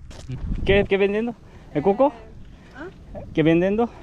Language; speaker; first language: Spanish; non-native, learner; Korean